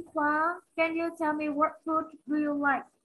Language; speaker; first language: English; non-native, learner; Vietnamese